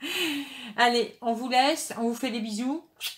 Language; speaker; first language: French; native; French